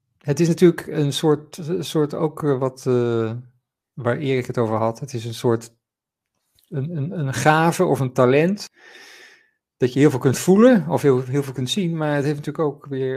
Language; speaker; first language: Dutch; native; Dutch